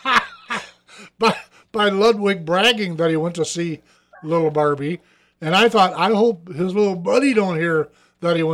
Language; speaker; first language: English; native; English